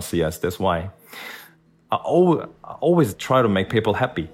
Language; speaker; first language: English; non-native, learner; Korean